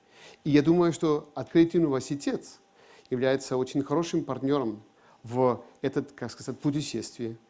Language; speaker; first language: Russian; non-native, fluent; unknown